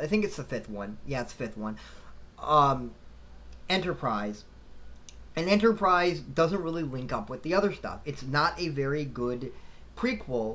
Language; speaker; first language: English; native; English